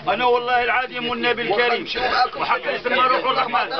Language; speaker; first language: Arabic; native; Arabic